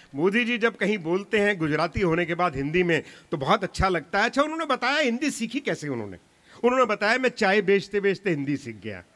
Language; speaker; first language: Hindi; non-native, local second language; Punjabi